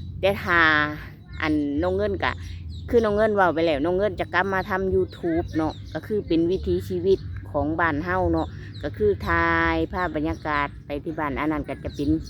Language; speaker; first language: Thai; non-native, local second language; Lao